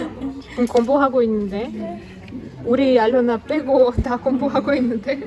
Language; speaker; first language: Korean; non-native, learner; Russian